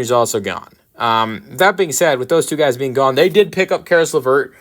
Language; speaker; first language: English; native; English